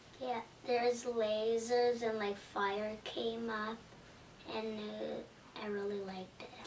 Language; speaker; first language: English; native; English